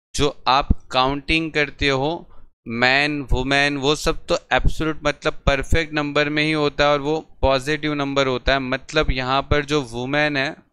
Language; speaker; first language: Hindi; non-native, local second language; Gujarati